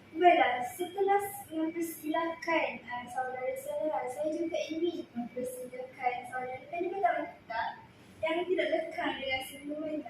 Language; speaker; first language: Malay; native; Malay